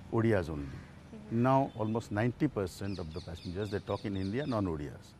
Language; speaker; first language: English; non-native, local second language; Odia